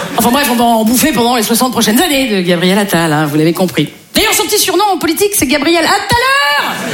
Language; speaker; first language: French; native; French